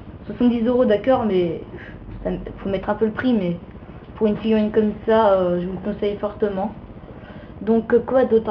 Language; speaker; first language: French; native; French